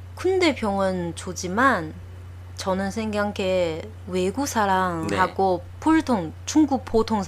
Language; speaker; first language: Korean; non-native, learner; Chinese